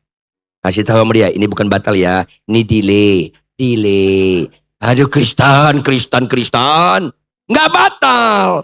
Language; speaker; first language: Indonesian; native; Indonesian